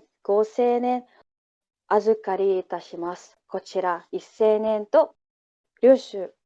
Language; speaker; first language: Japanese; non-native, learner; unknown